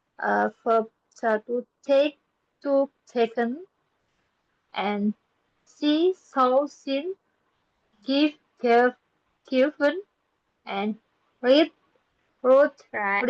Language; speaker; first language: English; non-native, learner; Indonesian